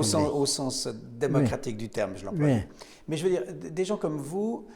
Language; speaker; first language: French; native; French